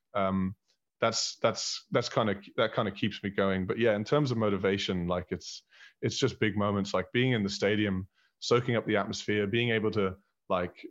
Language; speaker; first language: English; early bilingual, heritage; German